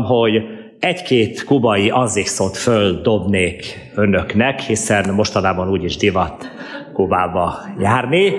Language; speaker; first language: Hungarian; native; Hungarian